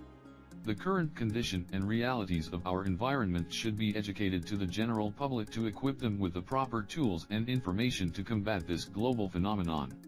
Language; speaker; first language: English; non-native, learner; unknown